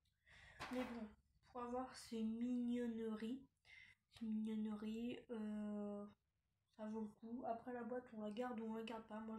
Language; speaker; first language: French; native; French